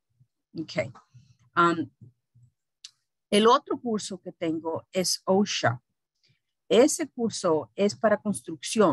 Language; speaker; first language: Spanish; early bilingual, heritage; Spanish